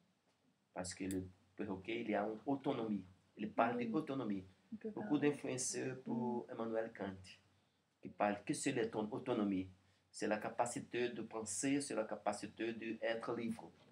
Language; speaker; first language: French; non-native, learner; Portuguese